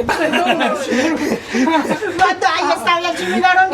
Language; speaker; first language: Italian; native; Italian